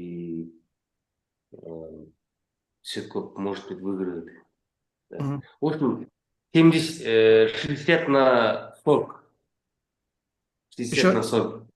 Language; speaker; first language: Russian; non-native, local second language; Kazakh